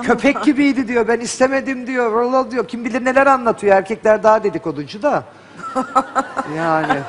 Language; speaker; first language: Turkish; native; Turkish